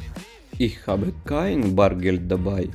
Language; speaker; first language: German; non-native, fluent; Russian